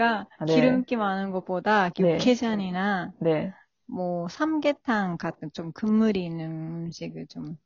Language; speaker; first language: Korean; non-native, fluent; Japanese